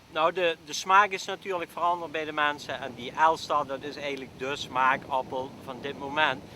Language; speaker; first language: Dutch; native; Dutch